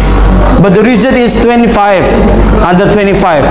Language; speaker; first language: English; non-native, fluent; Indonesian